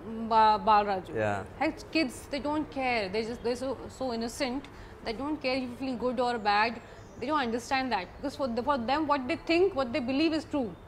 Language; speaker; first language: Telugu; non-native, local second language; Hindi